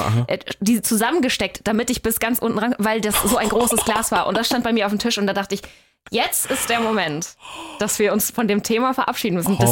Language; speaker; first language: German; native; German